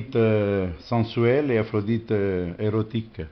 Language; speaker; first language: French; non-native, fluent; Italian